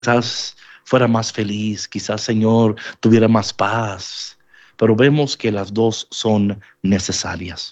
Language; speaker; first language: Spanish; native; Spanish